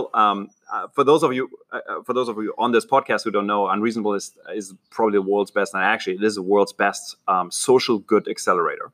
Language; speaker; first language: English; non-native, fluent; German